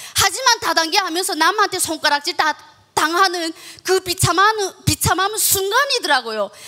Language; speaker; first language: Korean; early bilingual, heritage; Korean